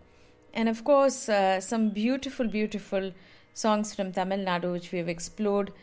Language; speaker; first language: English; non-native, local second language; Tamil